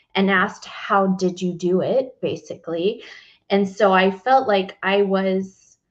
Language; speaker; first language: English; native; English